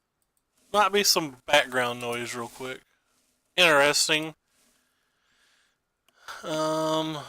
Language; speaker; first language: English; native; English